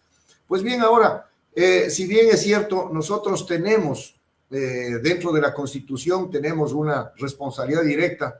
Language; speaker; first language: Spanish; native; Spanish